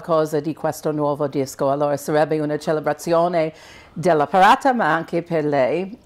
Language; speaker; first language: Italian; non-native, fluent; English